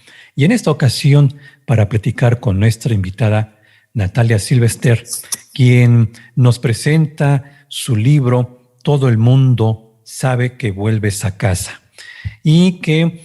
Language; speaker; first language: Spanish; native; Spanish